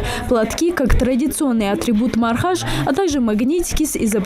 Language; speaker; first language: Russian; native; Russian